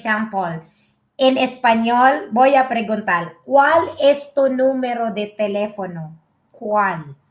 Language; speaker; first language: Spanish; non-native, learner; Filipino